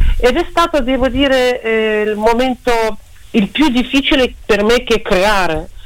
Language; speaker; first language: Italian; non-native, fluent; Russian